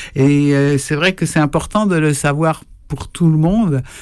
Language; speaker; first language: French; native; French